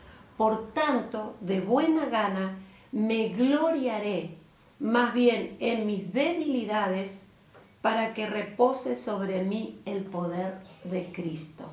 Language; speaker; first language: Spanish; native; Spanish